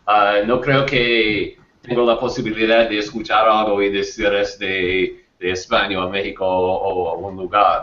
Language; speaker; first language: Spanish; non-native, learner; English